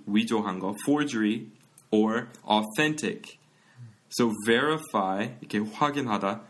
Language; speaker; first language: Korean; non-native, fluent; English